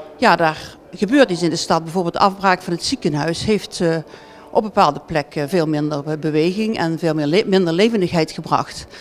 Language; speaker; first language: Dutch; native; Dutch